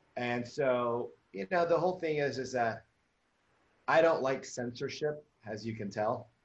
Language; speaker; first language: English; native; English